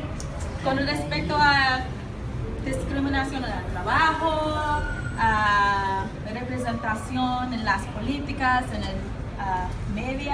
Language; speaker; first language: Spanish; non-native, learner; English